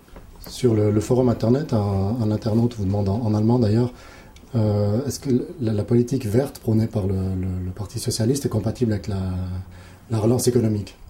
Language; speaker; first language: French; native; French